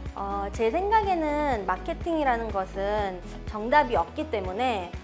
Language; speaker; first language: Korean; early bilingual, heritage; Korean